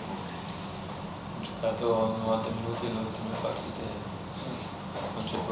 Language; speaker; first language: Italian; non-native, learner; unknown